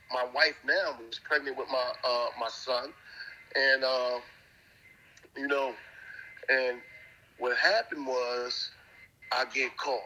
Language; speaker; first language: English; native; English